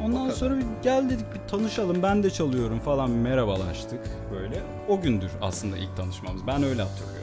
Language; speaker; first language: Turkish; native; Turkish